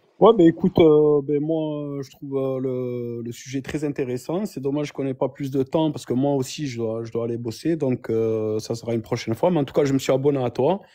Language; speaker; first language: French; early bilingual, other home language; Arabic